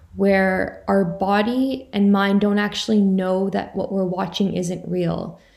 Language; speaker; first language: English; native; English